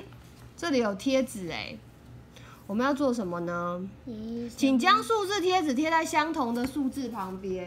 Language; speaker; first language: Chinese; native; Chinese